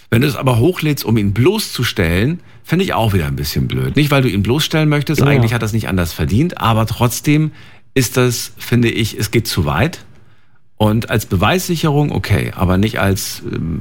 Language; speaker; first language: German; native; German